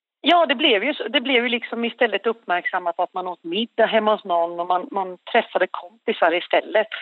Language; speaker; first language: Swedish; native; Swedish